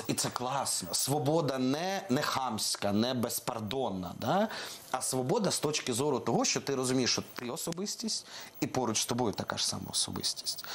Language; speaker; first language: Ukrainian; non-native, local second language; Russian